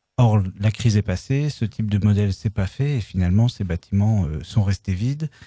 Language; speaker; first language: French; native; French